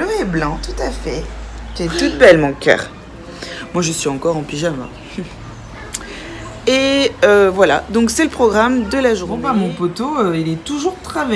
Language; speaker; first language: French; native; French